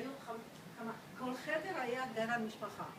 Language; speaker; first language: Hebrew; non-native, fluent; Georgian